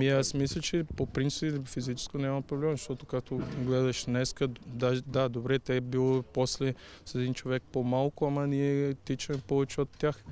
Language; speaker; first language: Bulgarian; non-native, fluent; Portuguese